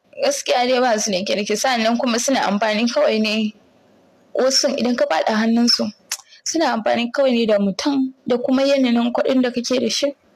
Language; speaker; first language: Hausa; non-native, local second language; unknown